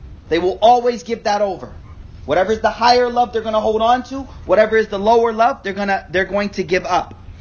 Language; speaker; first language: English; native; English